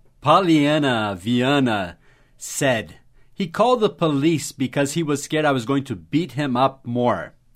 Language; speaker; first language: English; native; English